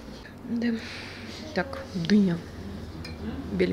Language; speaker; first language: Russian; native; Russian